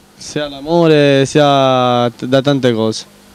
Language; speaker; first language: Italian; native; Italian